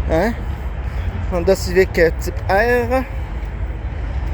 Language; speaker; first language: French; native; French